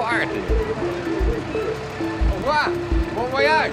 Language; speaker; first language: French; non-native, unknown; Dutch